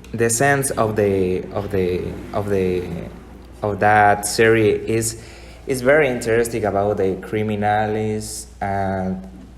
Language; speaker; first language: English; non-native, learner; Spanish